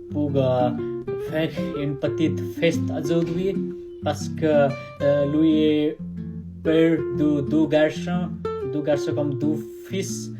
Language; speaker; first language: French; non-native, learner; Nepali